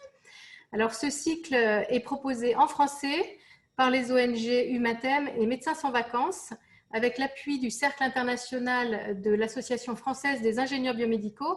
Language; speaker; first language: French; native; French